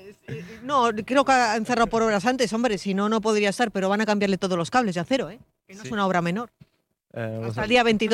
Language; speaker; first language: Spanish; native; Spanish